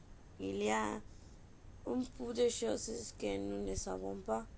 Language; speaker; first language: French; non-native, learner; Spanish